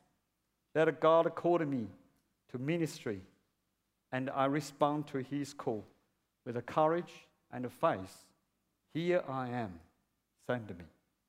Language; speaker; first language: English; non-native, fluent; Chinese